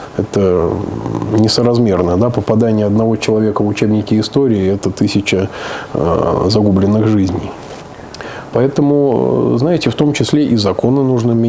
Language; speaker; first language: Russian; native; Russian